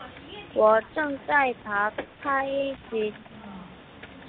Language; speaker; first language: Chinese; non-native, learner; Korean